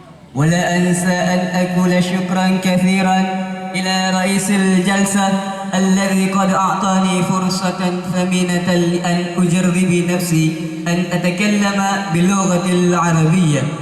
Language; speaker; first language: Arabic; non-native, learner; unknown